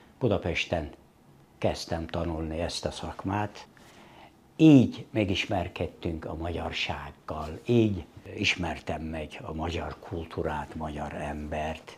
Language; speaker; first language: Hungarian; non-native, fluent; Turkish